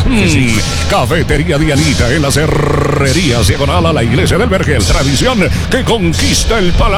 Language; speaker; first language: Spanish; native; Spanish